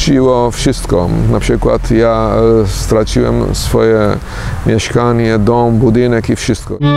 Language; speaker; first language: Polish; non-native, fluent; Armenian